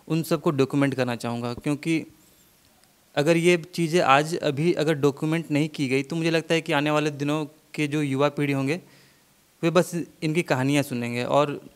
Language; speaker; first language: Hindi; native; Hindi